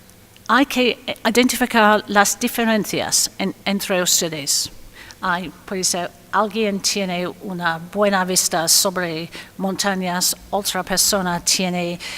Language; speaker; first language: Spanish; non-native, fluent; English